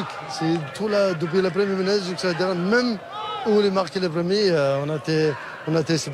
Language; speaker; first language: French; non-native, learner; Spanish